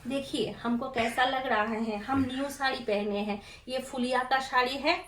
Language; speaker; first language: Hindi; non-native, local second language; Bangla